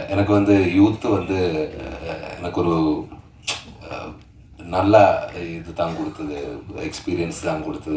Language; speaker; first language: Tamil; non-native, learner; Malayalam